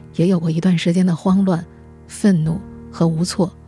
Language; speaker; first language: Chinese; native; Chinese